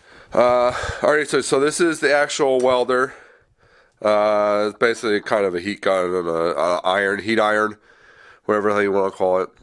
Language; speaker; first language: English; native; English